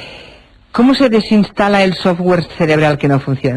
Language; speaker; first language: Spanish; native; Spanish